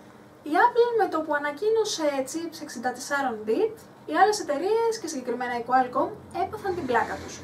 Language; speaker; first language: Greek; native; Greek